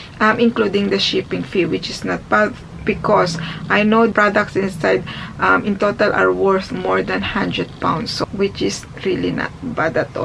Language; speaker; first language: English; non-native, fluent; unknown